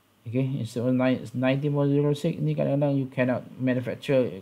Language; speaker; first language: English; non-native, local second language; Malay